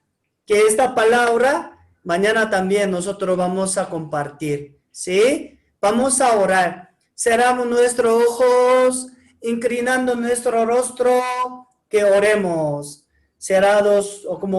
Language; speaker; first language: Spanish; non-native, learner; Korean